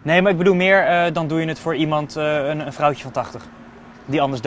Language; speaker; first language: Dutch; native; Dutch